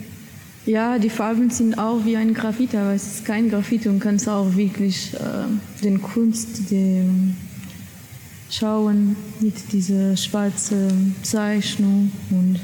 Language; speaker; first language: German; non-native, learner; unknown